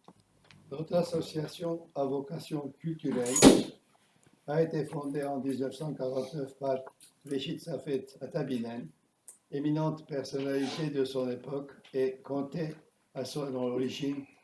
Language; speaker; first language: French; non-native, fluent; Turkish